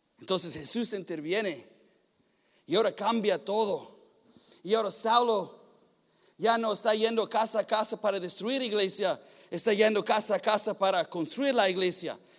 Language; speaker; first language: Spanish; non-native, fluent; English